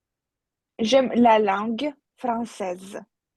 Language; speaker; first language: French; non-native, fluent; Russian